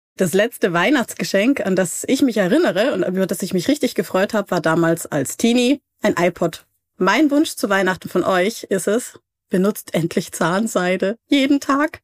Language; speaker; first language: German; native; German